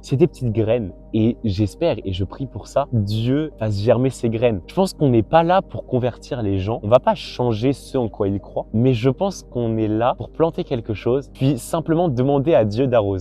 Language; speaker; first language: French; native; French